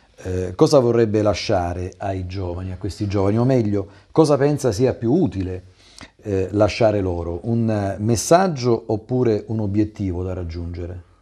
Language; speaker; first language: Italian; native; Italian